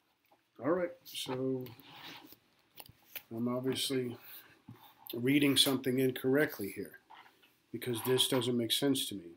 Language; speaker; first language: English; native; English